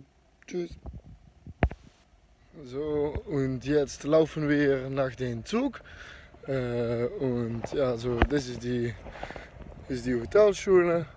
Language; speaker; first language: German; non-native, learner; Dutch